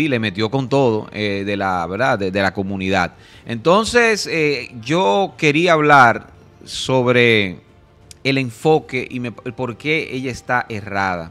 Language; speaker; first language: Spanish; native; Spanish